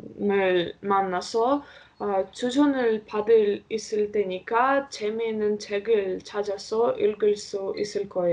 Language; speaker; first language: Korean; non-native, learner; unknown